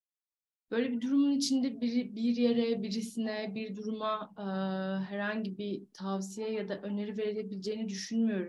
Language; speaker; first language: Turkish; native; Turkish